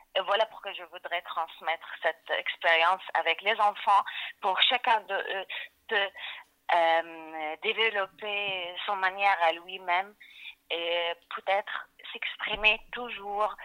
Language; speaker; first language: French; non-native, fluent; Arabic